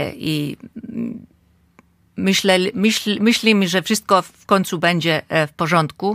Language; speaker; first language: Polish; non-native, fluent; Finnish